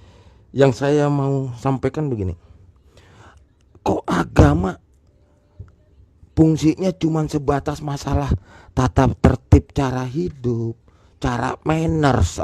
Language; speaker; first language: Indonesian; native; Indonesian